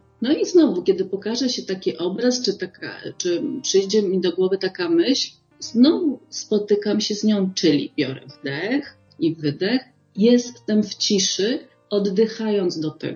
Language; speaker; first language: Polish; native; Polish